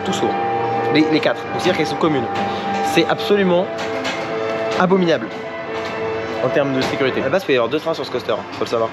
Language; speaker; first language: French; native; French